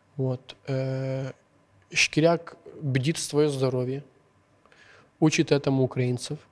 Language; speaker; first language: Russian; non-native, local second language; Hungarian